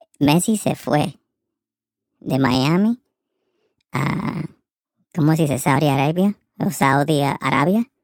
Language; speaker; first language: Spanish; early bilingual, heritage; Spanish